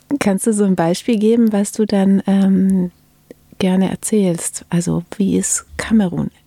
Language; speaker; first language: German; native; German